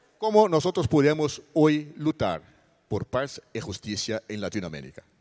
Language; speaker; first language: Spanish; non-native, learner; Portuguese